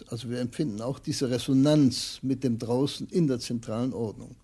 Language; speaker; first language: German; native; German